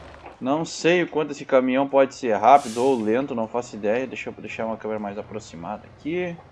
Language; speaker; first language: Portuguese; native; Portuguese